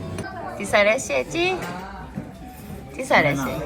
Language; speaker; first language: Greek; non-native, learner; Japanese